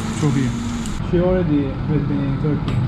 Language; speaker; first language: English; non-native, fluent; Turkish